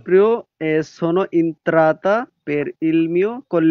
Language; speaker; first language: Italian; non-native, learner; Bangla